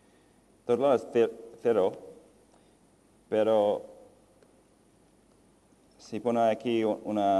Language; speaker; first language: Spanish; non-native, fluent; English